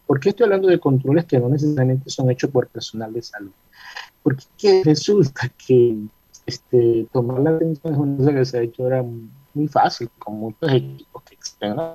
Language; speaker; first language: Spanish; native; Spanish